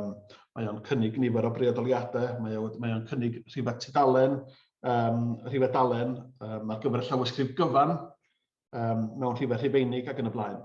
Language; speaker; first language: Welsh; native; Welsh